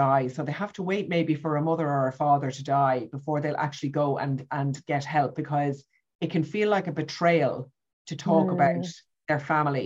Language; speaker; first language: English; native; English